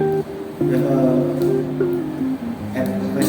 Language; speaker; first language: English; non-native, learner; Indonesian